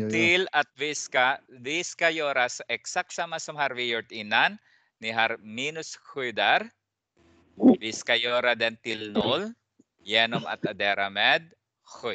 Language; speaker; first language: Swedish; non-native, fluent; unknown